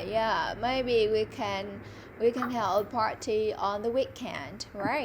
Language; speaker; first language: English; non-native, fluent; Vietnamese